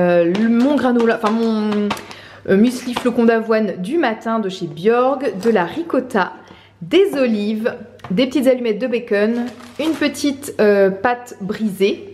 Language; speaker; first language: French; native; French